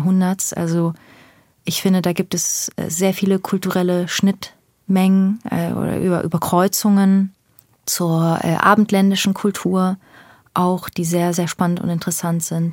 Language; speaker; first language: German; early bilingual, other home language; Persian